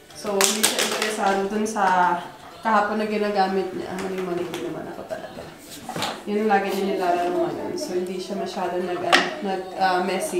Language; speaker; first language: Filipino; native; Filipino